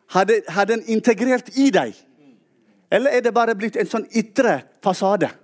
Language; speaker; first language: Norwegian; non-native, fluent; Tigrinya